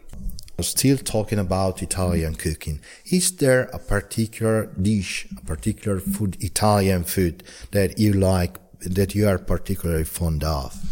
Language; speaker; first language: English; non-native, fluent; Italian